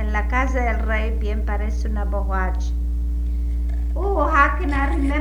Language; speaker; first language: Spanish; native; Spanish